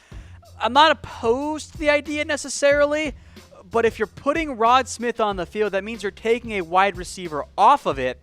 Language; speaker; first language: English; native; English